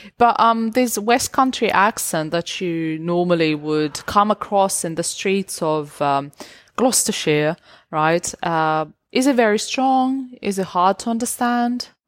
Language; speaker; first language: English; non-native, fluent; Georgian